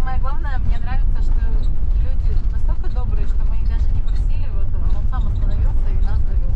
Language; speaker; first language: Russian; native; Russian